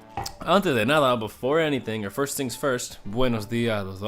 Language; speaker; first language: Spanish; non-native, fluent; English